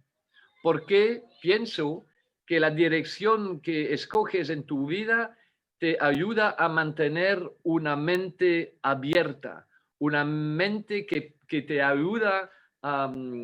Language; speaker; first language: Spanish; non-native, fluent; French